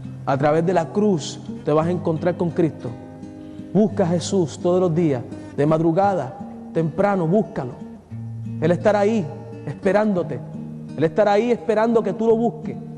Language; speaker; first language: Spanish; native; Spanish